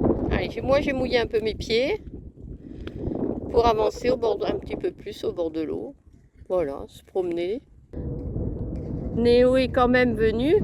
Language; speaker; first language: French; native; French